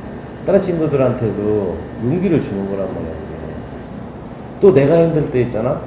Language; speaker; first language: Korean; native; Korean